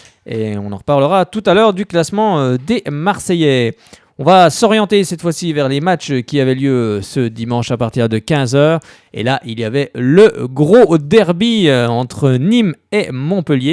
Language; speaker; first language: French; native; French